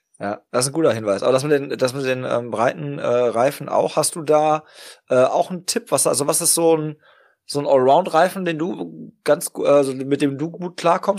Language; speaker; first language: German; native; German